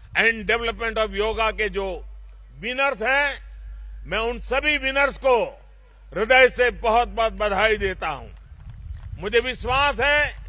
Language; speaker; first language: Hindi; non-native, local second language; Gujarati